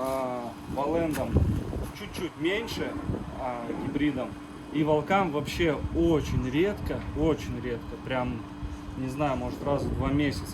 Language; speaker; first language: Russian; native; Russian